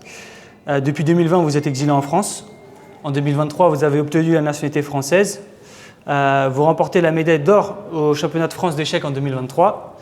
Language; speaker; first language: French; native; French